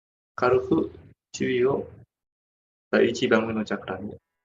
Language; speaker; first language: Japanese; non-native, fluent; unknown